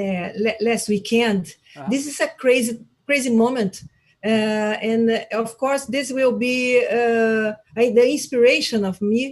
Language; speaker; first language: English; non-native, learner; Portuguese